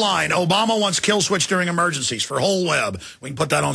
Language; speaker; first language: English; native; English